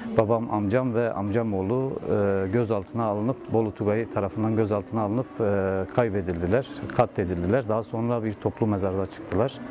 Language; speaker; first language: Turkish; non-native, local second language; Kurdish